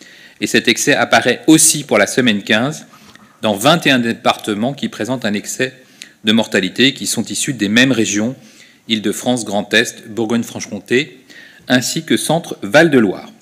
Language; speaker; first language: French; native; French